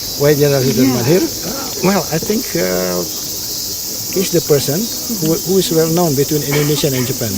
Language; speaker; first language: English; non-native, learner; Indonesian